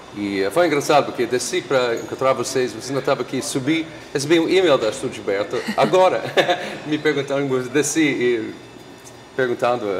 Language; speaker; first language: Portuguese; non-native, fluent; English